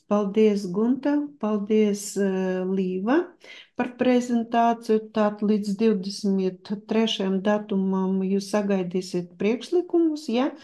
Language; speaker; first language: Latvian; non-native, local second language; Russian